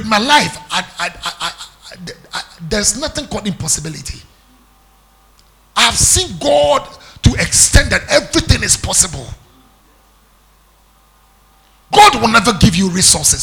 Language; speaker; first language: English; non-native, local second language; Akan